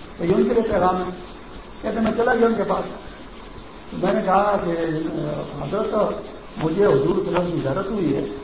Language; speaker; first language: Urdu; non-native, local second language; Pashto